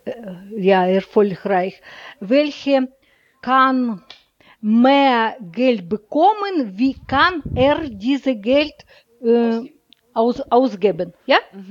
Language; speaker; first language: German; non-native, learner; Russian